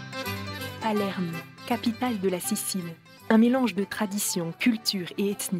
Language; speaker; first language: French; native; French